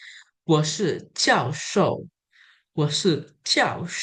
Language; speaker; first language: Chinese; non-native, learner; Indonesian